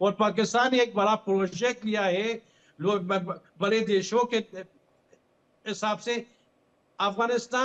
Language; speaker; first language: Hindi; non-native, fluent; Pashto